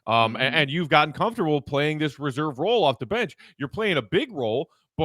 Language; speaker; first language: English; native; English